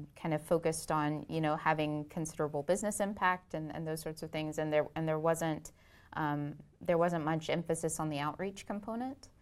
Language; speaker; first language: English; native; English